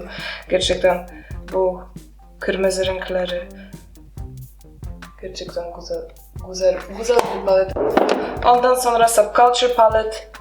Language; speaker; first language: Turkish; non-native, learner; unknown